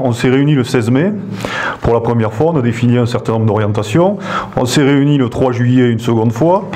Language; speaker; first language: French; native; French